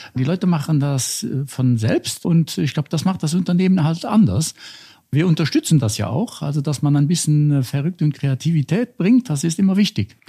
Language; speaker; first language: German; non-native, local second language; Luxembourgish